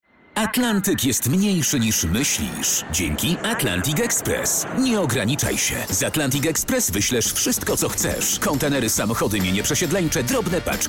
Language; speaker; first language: Polish; native; Polish